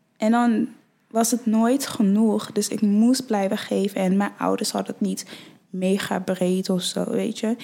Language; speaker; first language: Dutch; early bilingual, other home language; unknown